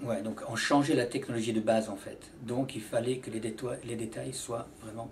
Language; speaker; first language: French; native; French